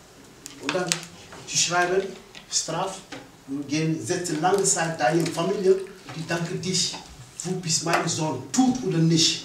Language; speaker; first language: German; non-native, learner; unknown